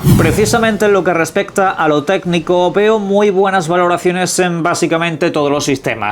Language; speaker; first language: Spanish; native; Spanish